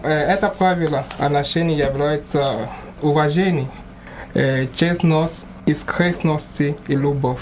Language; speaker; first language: Ukrainian; non-native, learner; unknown